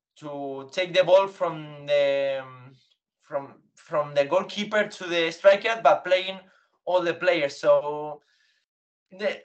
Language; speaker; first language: English; non-native, learner; Spanish